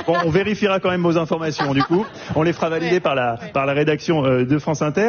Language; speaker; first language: French; native; French